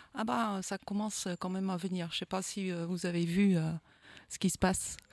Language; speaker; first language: French; non-native, fluent; Dutch